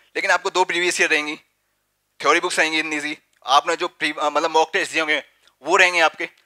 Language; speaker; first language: Hindi; native; Hindi